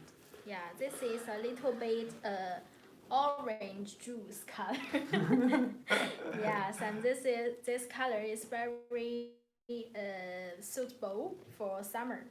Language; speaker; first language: English; non-native, learner; Chinese